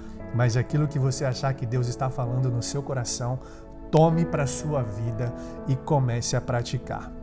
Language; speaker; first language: Portuguese; native; Portuguese